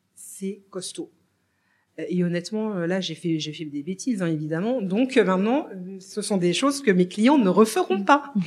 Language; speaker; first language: French; native; French